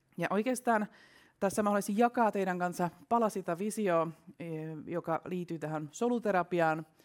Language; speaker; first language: Finnish; non-native, fluent; Russian